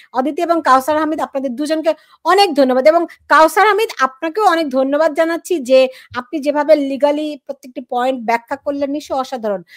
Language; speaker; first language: Bangla; native; Bangla